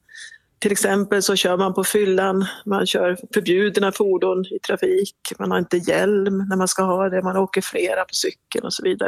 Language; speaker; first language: Swedish; native; Swedish